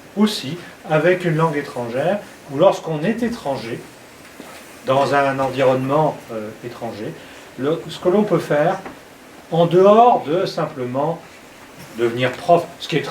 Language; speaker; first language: French; native; French